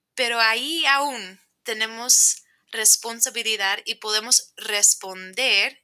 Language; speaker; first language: Spanish; non-native, fluent; English